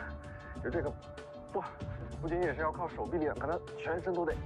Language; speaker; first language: Chinese; native; Chinese